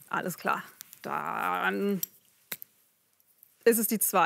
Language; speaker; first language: German; native; German